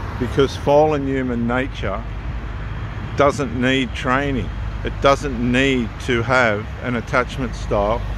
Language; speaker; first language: English; native; English